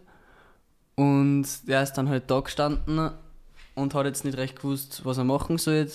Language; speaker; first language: German; native; German